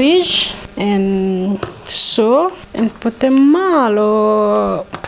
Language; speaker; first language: Slovenian; non-native, learner; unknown